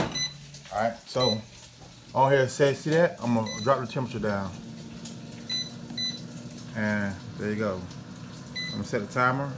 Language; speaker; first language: English; native; English